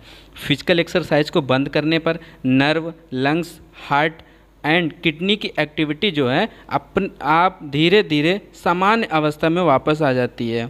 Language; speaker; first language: Hindi; native; Hindi